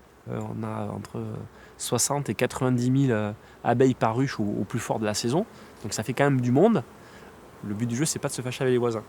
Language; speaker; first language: French; native; French